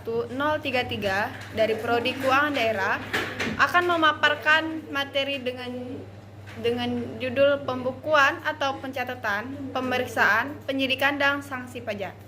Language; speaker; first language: Indonesian; native; Indonesian